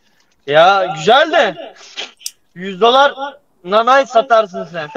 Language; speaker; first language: Turkish; native; Turkish